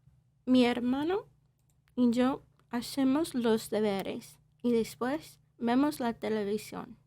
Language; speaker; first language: Spanish; non-native, learner; English